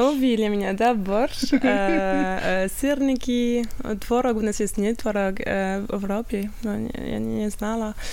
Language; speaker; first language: Russian; non-native, learner; French